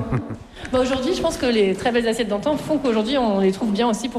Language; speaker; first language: French; native; French